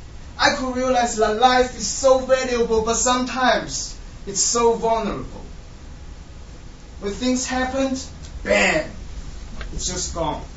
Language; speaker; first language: English; non-native, fluent; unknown